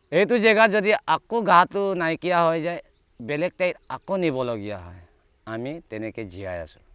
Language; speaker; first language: Assamese; non-native, local second language; Mising